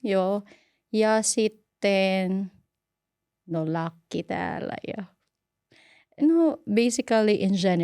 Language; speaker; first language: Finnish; non-native, learner; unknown